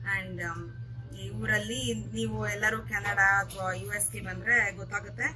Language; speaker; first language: Kannada; non-native, local second language; Telugu